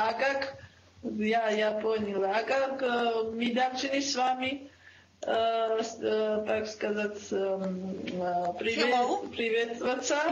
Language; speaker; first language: Russian; non-native, fluent; Georgian